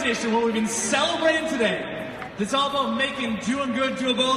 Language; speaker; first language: English; native; English